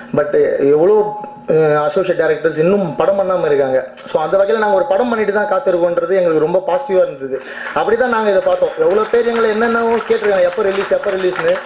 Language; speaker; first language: Tamil; native; Tamil